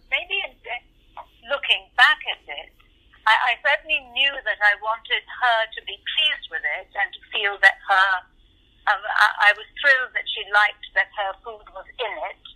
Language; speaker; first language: English; non-native, local second language; Urdu